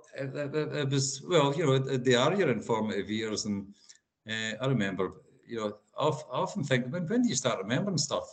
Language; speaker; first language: English; native; English